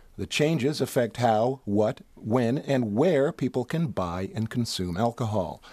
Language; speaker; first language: English; native; English